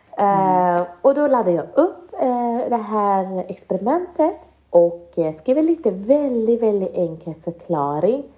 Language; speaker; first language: Swedish; early bilingual, other home language; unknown